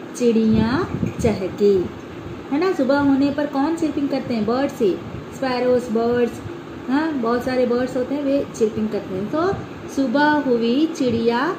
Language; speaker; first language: Hindi; non-native, local second language; Telugu